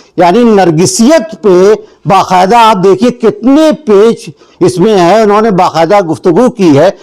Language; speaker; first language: Urdu; native; Urdu